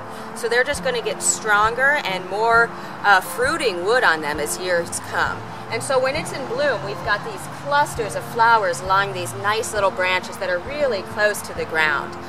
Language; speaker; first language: English; native; English